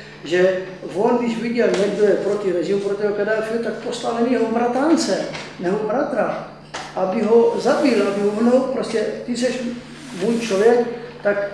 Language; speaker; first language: Czech; non-native, fluent; Arabic